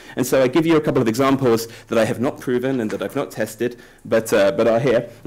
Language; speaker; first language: English; native; English